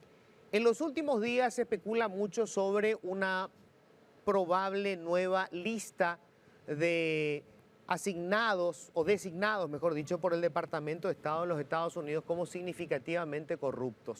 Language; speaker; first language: Spanish; native; Spanish